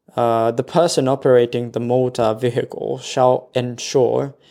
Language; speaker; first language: English; non-native, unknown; Japanese